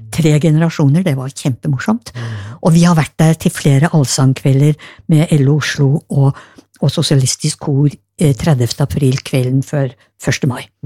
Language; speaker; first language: Norwegian; native; Norwegian